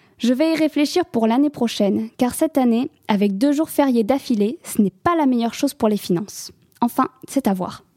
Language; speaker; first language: French; native; French